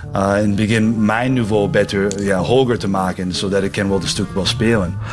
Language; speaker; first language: Dutch; non-native, learner; English